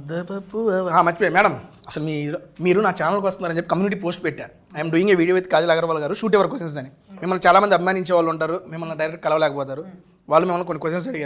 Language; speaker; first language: Telugu; native; Telugu